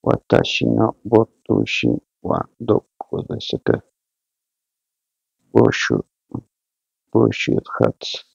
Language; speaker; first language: Japanese; non-native, learner; Spanish